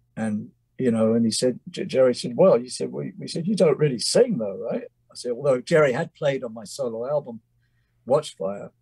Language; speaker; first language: English; native; English